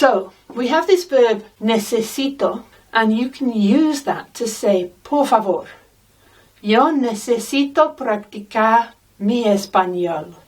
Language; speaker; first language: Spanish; non-native, fluent; English